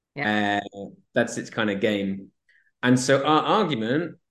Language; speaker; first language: English; native; English